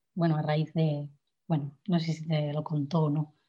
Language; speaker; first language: Spanish; native; Spanish